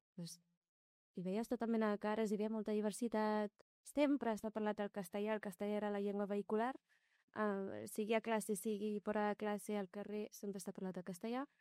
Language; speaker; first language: Catalan; non-native, local second language; Arabic